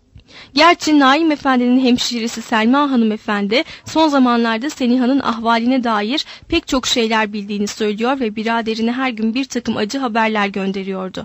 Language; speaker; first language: Turkish; native; Turkish